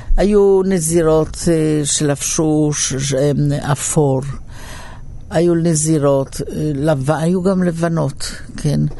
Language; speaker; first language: Hebrew; early bilingual, other home language; Polish